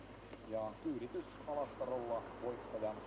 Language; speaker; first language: Finnish; native; Finnish